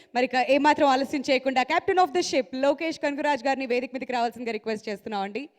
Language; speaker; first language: Telugu; native; Telugu